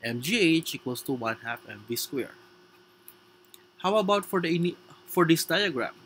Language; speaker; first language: English; non-native, local second language; Filipino